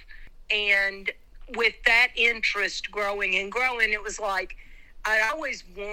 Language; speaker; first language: English; native; English